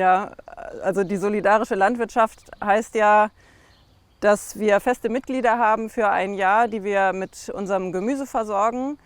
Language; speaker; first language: German; native; German